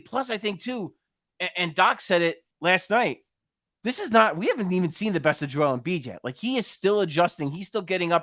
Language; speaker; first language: English; native; English